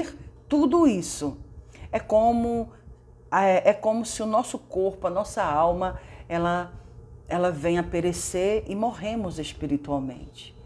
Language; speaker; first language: Portuguese; native; Portuguese